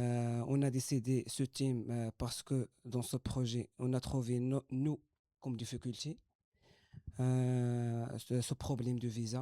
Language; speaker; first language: French; non-native, learner; Arabic